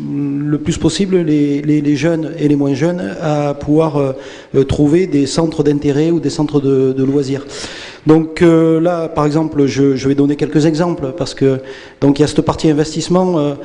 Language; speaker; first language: French; native; French